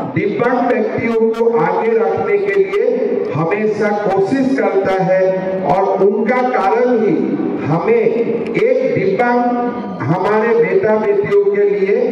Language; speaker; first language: Hindi; non-native, local second language; Assamese